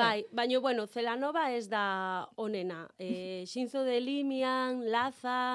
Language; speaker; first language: Basque; non-native, learner; Galician